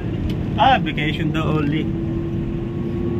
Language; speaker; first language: English; non-native, learner; Filipino